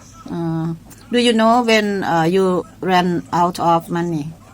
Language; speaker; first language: English; non-native, learner; Thai